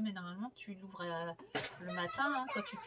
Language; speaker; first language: French; native; French